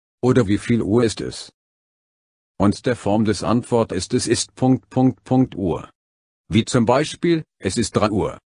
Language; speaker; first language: German; non-native, learner; Vietnamese